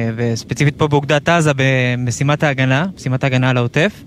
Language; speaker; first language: Hebrew; native; Hebrew